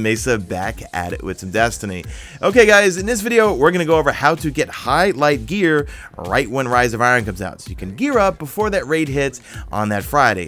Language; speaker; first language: English; native; English